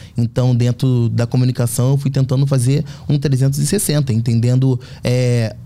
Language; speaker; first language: Portuguese; native; Portuguese